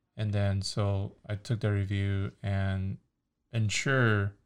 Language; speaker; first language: English; early bilingual, other home language; Chinese